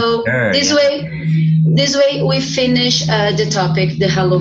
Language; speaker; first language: English; non-native, fluent; Portuguese